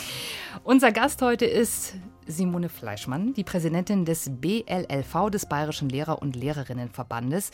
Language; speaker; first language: German; native; German